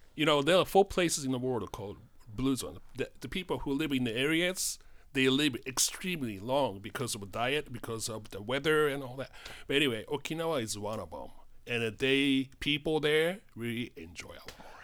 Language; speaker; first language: English; non-native, fluent; Japanese